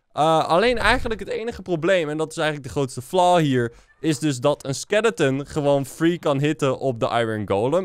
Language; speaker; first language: Dutch; native; Dutch